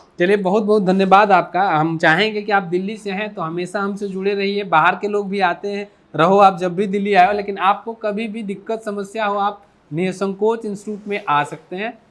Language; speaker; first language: Hindi; native; Hindi